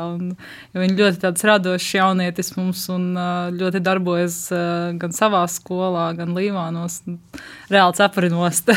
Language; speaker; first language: Latvian; native; Latvian